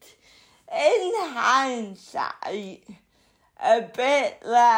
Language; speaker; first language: English; native; English